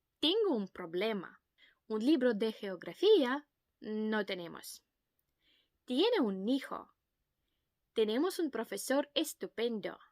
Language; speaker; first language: Spanish; non-native, fluent; Ukrainian